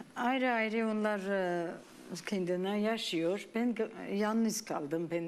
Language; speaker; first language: Turkish; non-native, learner; Armenian